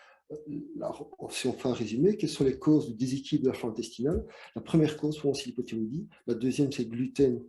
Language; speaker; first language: French; native; French